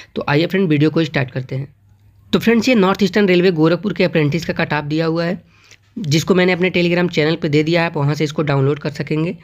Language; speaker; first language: Hindi; native; Hindi